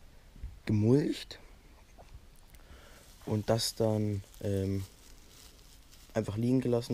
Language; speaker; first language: German; native; German